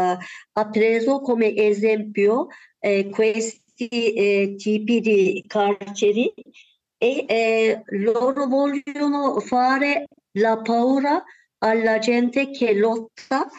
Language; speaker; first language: Italian; non-native, learner; Turkish